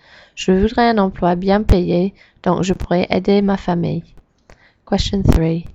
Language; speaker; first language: French; non-native, learner; English